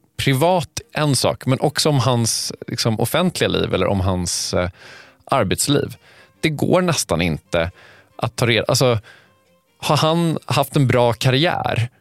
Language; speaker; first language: Swedish; native; Swedish